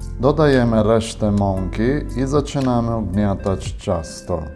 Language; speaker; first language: Polish; non-native, fluent; Italian